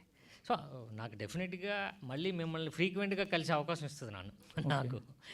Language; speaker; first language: Telugu; native; Telugu